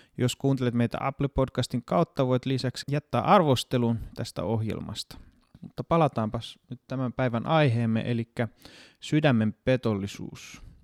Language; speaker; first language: Finnish; non-native, fluent; Greek